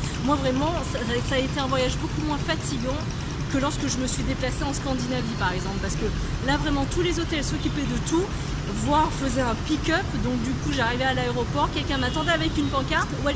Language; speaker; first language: French; native; French